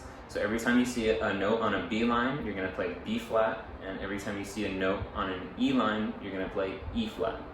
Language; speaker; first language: English; native; English